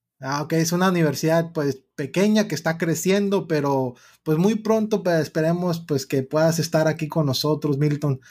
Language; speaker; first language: Spanish; early bilingual, heritage; Spanish